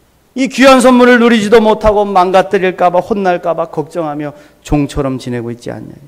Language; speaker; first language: Korean; native; Korean